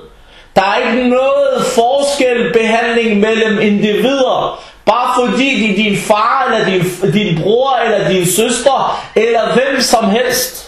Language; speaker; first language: Danish; early bilingual, other home language; Arabic